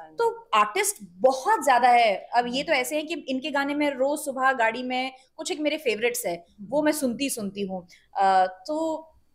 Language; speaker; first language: Hindi; native; Hindi